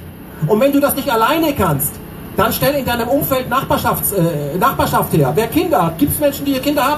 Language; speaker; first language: German; native; German